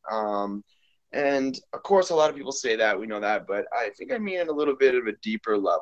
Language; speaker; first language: English; native; English